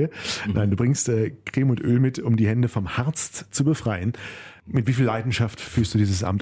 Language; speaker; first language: German; native; German